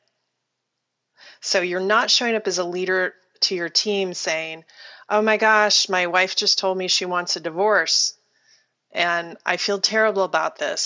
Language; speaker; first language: English; native; English